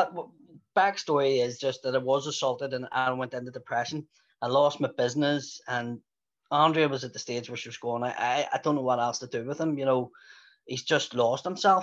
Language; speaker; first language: English; native; English